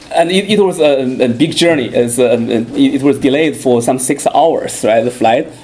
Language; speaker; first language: English; non-native, fluent; Chinese